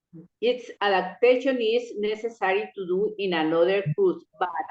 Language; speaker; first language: English; non-native, local second language; Spanish